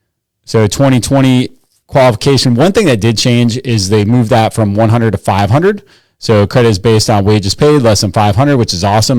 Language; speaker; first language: English; native; English